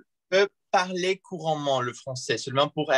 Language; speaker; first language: French; non-native, learner; Portuguese